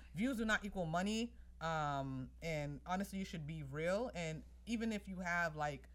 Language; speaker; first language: English; native; English